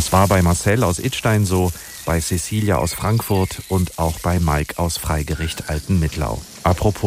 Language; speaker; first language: German; native; German